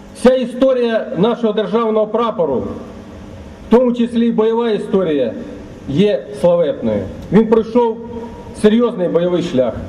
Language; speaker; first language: Ukrainian; native; Ukrainian